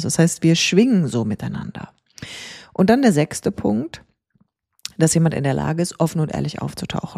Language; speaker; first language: German; native; German